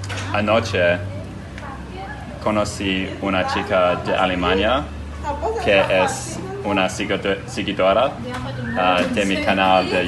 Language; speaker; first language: Spanish; non-native, learner; English